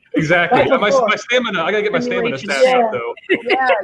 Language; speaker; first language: English; native; English